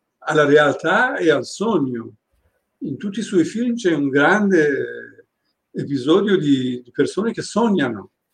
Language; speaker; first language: Italian; non-native, fluent; Persian